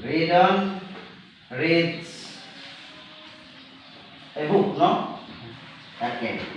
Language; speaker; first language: English; non-native, learner; Indonesian